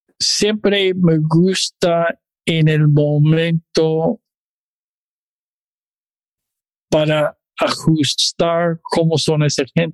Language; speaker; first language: Spanish; non-native, fluent; English